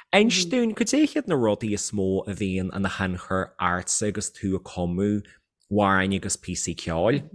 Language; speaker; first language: Irish; native; Irish